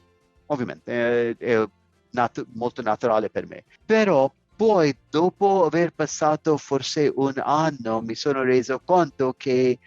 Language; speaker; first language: Italian; non-native, learner; English